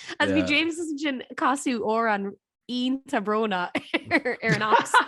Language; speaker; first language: Irish; native; Irish